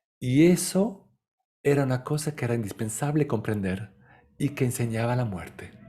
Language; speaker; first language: Spanish; non-native, fluent; Italian